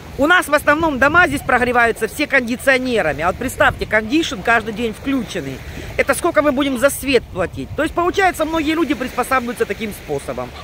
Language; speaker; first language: Russian; native; Russian